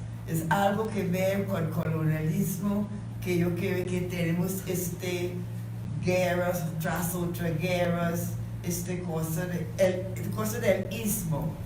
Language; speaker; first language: Spanish; non-native, fluent; English